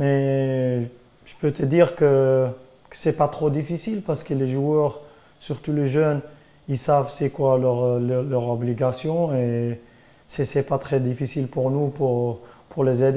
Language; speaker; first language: French; non-native, fluent; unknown